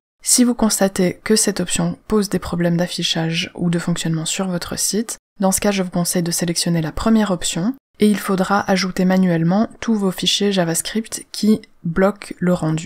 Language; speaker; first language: French; native; French